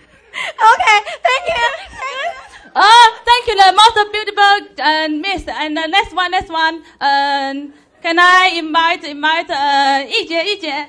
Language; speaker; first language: English; non-native, learner; Chinese